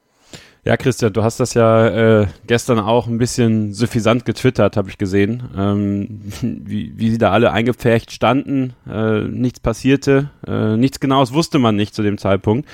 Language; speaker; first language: German; native; German